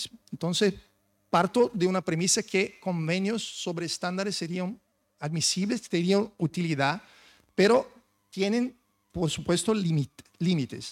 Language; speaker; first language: Spanish; non-native, fluent; Portuguese